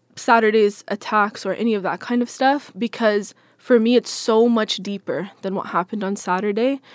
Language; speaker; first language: English; native; English